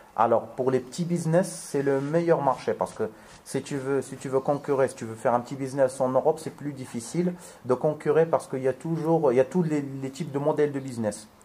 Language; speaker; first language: French; non-native, local second language; Arabic